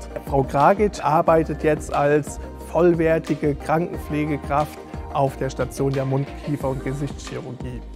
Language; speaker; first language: German; native; German